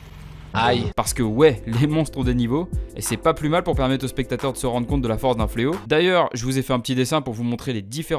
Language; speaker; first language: French; native; French